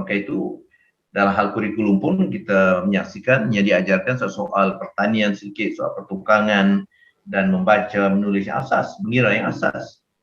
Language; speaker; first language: Malay; native; Malay